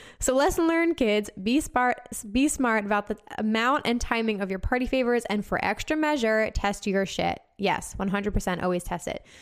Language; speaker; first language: English; native; English